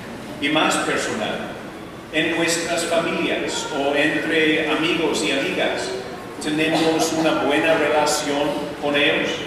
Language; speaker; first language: Spanish; non-native, fluent; English